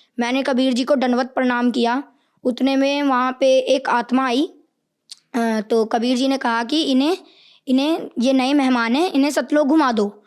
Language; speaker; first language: Hindi; native; Hindi